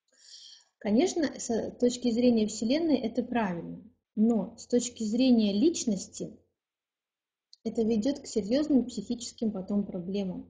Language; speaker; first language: Russian; native; Russian